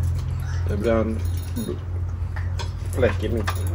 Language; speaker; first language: Swedish; early bilingual, other home language; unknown